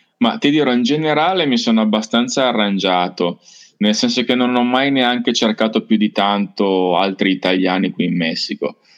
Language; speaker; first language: Italian; native; Italian